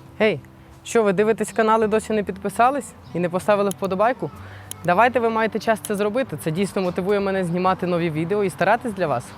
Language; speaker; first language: Ukrainian; non-native, local second language; Russian